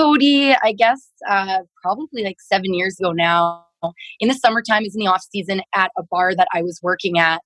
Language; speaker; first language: English; native; English